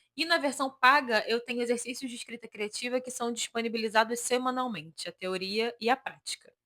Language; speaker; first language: Portuguese; native; Portuguese